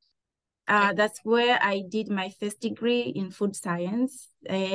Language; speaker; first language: English; non-native, local second language; Shona